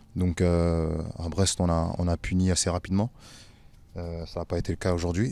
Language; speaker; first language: French; native; French